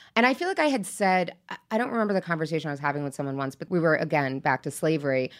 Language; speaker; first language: English; native; English